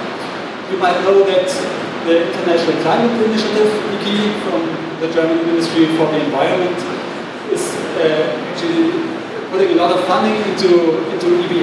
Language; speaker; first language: English; non-native, fluent; German